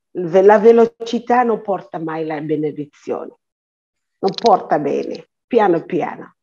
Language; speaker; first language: Italian; non-native, fluent; Swahili